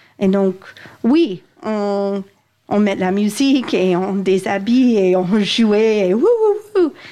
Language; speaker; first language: French; non-native, fluent; English